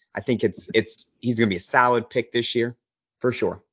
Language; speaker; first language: English; native; English